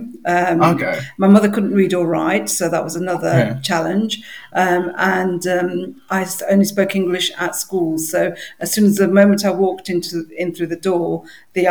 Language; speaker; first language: English; native; English